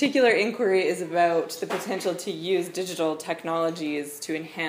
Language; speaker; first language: English; native; English